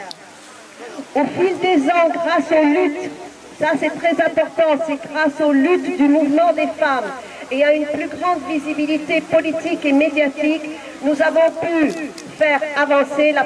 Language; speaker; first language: French; native; French